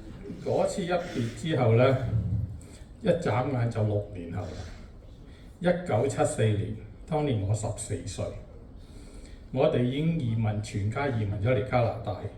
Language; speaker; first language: Cantonese; native; Cantonese